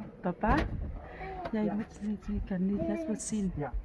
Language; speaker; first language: Dutch; non-native, learner; Thai